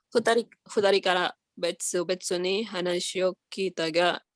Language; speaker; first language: Japanese; non-native, learner; Indonesian